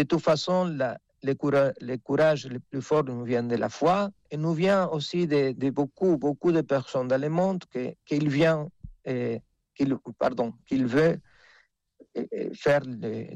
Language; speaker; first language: French; non-native, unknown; Spanish